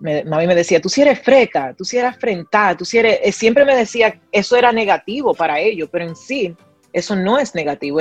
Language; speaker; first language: Spanish; early bilingual, heritage; Spanish